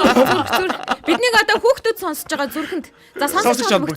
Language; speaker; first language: Mongolian; native; Mongolian